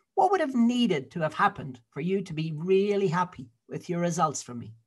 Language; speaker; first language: English; native; English